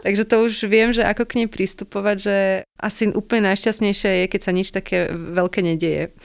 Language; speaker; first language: Slovak; native; Slovak